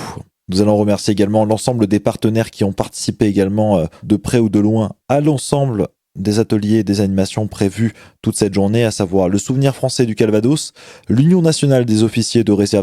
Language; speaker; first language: French; native; French